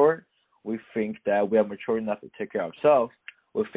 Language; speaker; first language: English; non-native, local second language; Cantonese